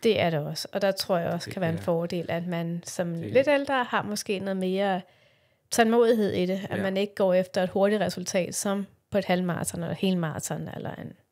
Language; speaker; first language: Danish; native; Danish